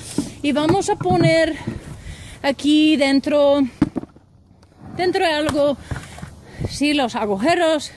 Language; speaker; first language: Spanish; non-native, learner; English